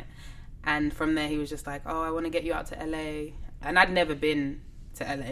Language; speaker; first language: English; native; English